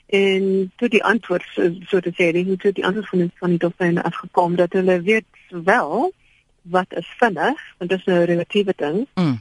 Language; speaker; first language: Afrikaans; non-native, local second language; English